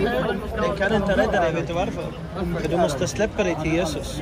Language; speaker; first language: Swedish; non-native, fluent; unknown